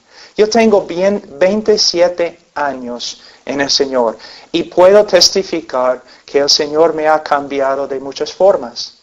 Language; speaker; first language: Spanish; non-native, fluent; English